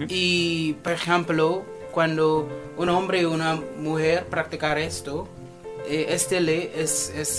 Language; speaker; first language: Spanish; non-native, fluent; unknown